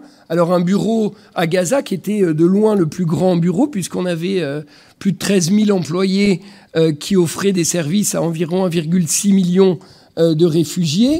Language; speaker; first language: French; native; French